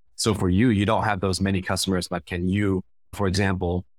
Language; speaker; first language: English; non-native, fluent; Khmer